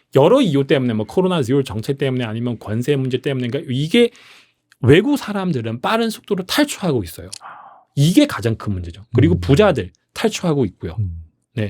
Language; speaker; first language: Korean; early bilingual, heritage; Korean